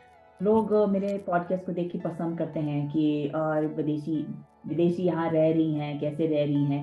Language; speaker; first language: Hindi; non-native, fluent; English